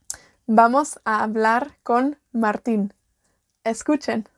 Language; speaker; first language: Spanish; non-native, fluent; Welsh